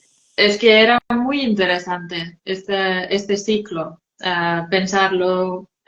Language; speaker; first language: Spanish; non-native, fluent; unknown